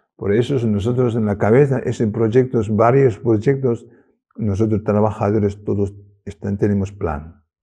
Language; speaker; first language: Spanish; non-native, learner; Tibetan